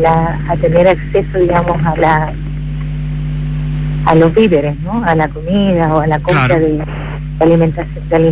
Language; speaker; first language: Spanish; native; Spanish